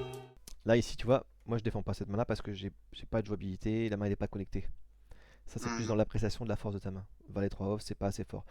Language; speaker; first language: French; native; French